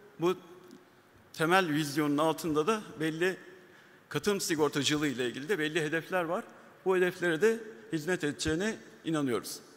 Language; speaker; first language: Turkish; native; Turkish